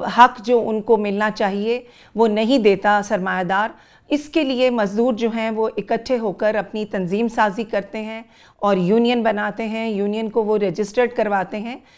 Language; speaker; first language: Urdu; native; Urdu